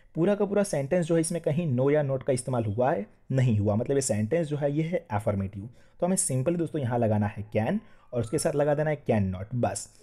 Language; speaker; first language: Hindi; non-native, local second language; Gujarati